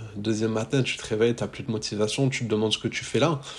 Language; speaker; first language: French; native; French